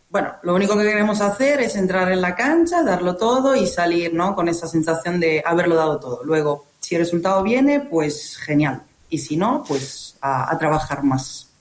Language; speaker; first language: Spanish; non-native, fluent; Italian